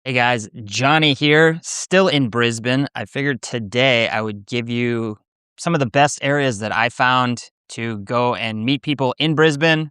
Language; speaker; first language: English; native; English